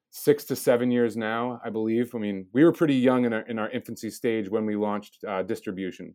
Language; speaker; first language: English; native; English